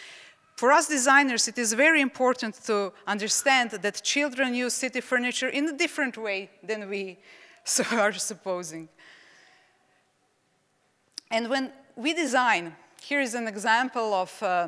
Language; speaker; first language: English; non-native, fluent; Czech